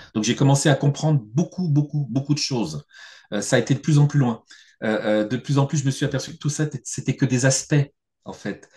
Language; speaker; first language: French; native; French